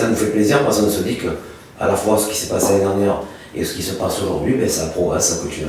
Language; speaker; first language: French; native; French